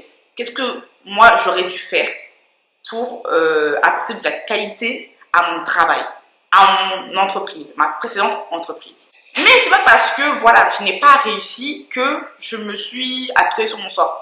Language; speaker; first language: French; native; French